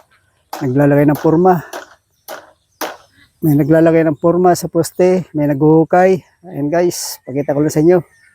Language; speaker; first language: Filipino; native; Filipino